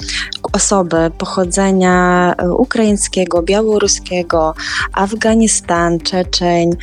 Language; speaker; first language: Polish; non-native, fluent; Ukrainian